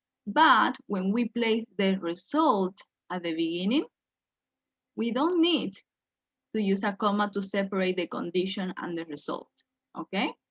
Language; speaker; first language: English; non-native, fluent; Spanish